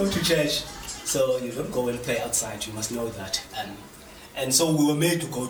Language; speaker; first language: English; non-native, local second language; Xhosa